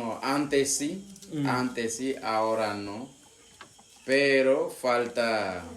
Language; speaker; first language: Spanish; non-native, local second language; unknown